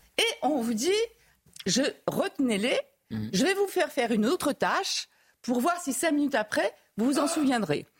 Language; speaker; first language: French; native; French